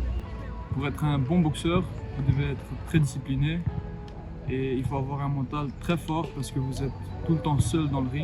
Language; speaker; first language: French; non-native, fluent; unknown